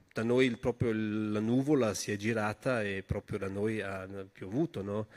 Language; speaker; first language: Italian; non-native, local second language; German